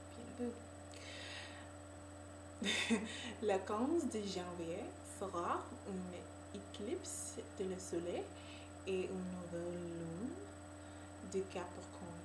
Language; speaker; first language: French; non-native, learner; English